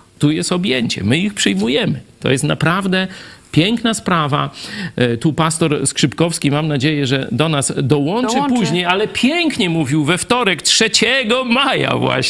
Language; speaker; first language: Polish; native; Polish